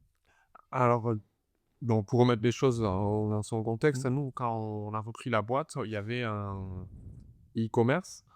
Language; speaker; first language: French; native; French